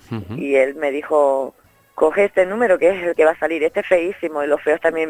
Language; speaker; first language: Spanish; native; Spanish